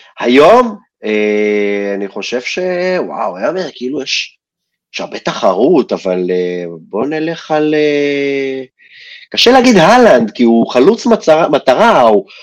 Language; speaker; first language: Hebrew; early bilingual, other home language; Russian